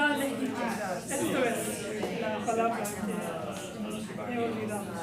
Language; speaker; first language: Spanish; non-native, learner; English